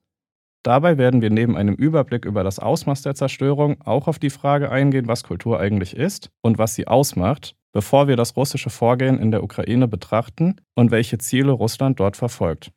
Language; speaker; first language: German; native; German